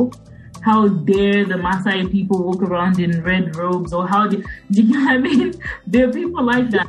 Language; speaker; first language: English; non-native, local second language; Bemba